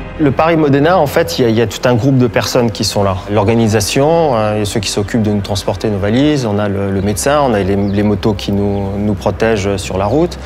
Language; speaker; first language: French; native; French